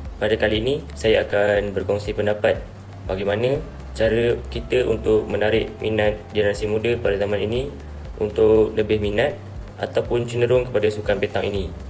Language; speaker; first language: Malay; native; Malay